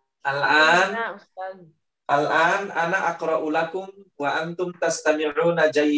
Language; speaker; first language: Arabic; non-native, fluent; Indonesian